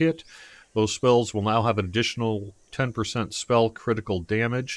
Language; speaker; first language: English; native; English